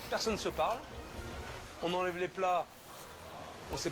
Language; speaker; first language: French; native; French